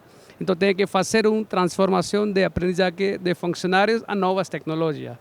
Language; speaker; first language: Portuguese; non-native, learner; Hindi